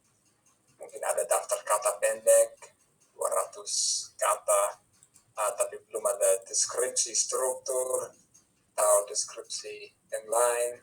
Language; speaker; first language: Indonesian; non-native, fluent; English